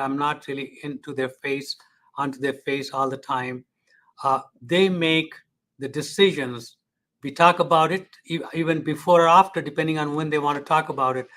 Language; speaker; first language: English; non-native, fluent; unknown